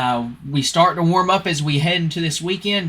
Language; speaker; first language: English; native; English